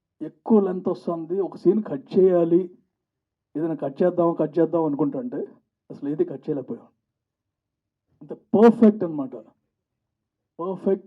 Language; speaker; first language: Telugu; native; Telugu